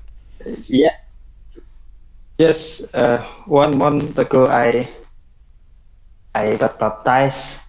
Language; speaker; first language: English; non-native, learner; Indonesian